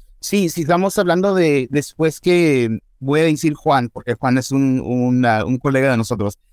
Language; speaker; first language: Spanish; early bilingual, heritage; Spanish